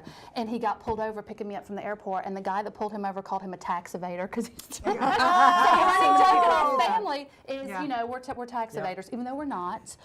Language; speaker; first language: English; native; English